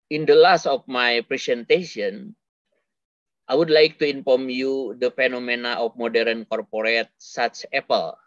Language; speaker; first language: English; non-native, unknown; Indonesian